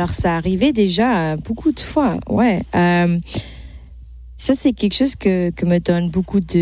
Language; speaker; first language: French; non-native, local second language; German